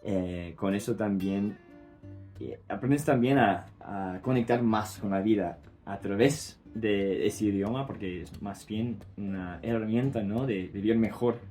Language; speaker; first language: Spanish; non-native, fluent; English